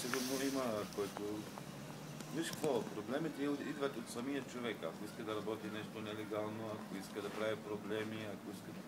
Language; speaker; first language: Bulgarian; non-native, learner; Arabic